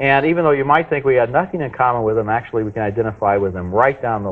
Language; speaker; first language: English; native; English